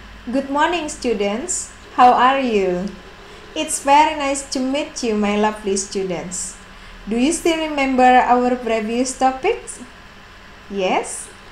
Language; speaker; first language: English; non-native, fluent; Indonesian